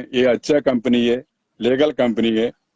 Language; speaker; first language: Hindi; non-native, local second language; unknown